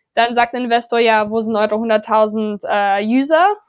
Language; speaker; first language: German; non-native, fluent; English